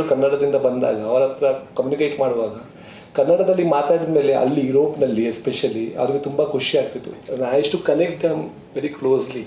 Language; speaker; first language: Kannada; non-native, local second language; Tulu